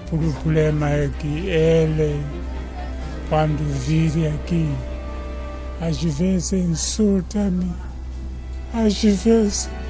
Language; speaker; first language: Portuguese; non-native, local second language; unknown